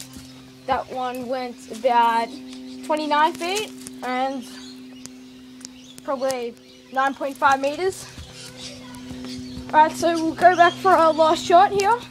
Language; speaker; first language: English; native; English